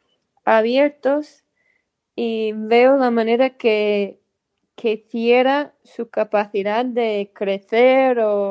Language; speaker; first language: Spanish; non-native, fluent; English